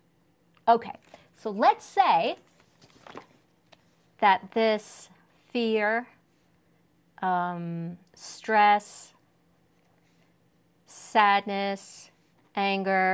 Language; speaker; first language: English; native; English